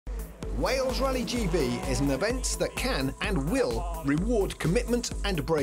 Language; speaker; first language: English; native; English